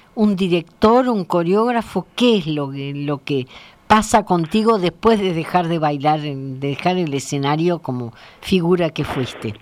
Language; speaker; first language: Spanish; native; Spanish